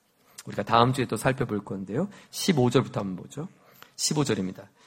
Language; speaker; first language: Korean; native; Korean